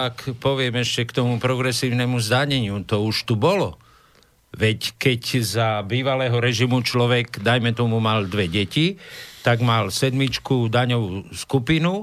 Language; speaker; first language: Slovak; native; Slovak